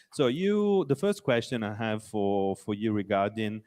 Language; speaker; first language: English; non-native, fluent; Italian